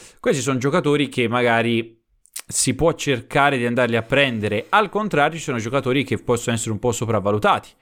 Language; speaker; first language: Italian; native; Italian